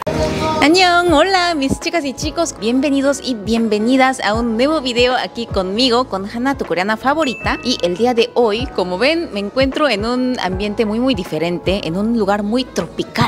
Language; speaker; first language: Spanish; non-native, fluent; Korean